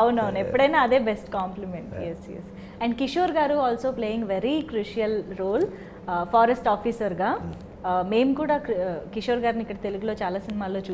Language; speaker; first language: Telugu; native; Telugu